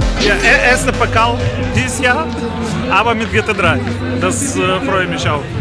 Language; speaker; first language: German; non-native, learner; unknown